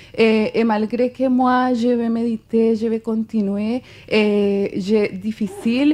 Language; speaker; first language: French; non-native, fluent; Spanish